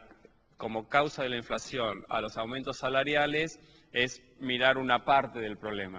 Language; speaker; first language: Spanish; native; Spanish